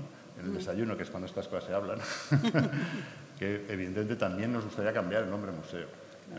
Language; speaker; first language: Spanish; native; Spanish